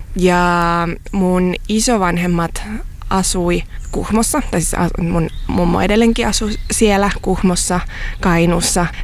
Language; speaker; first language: Finnish; early bilingual, heritage; Finnish